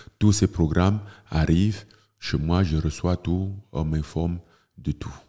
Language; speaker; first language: French; non-native, local second language; Ghomala